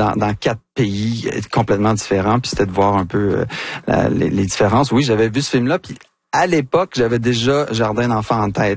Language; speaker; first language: French; native; French